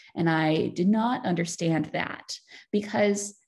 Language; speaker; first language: English; native; English